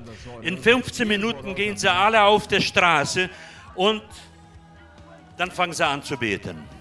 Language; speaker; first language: German; non-native, fluent; Portuguese